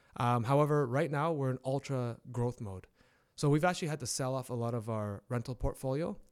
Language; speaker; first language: English; native; English